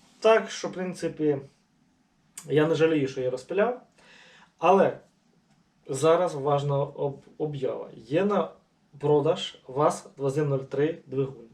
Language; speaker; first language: Ukrainian; native; Ukrainian